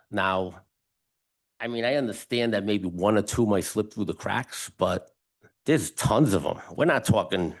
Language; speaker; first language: English; non-native, fluent; Italian